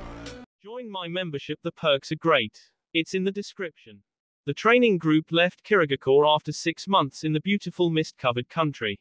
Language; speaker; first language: English; native; English